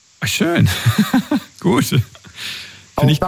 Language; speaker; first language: German; native; German